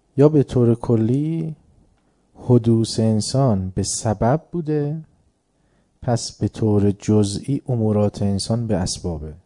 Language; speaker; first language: Persian; native; Persian